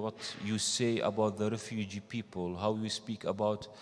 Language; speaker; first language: English; non-native, learner; Arabic